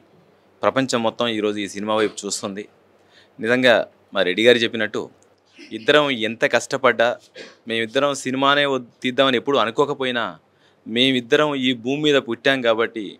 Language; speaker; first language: Telugu; native; Telugu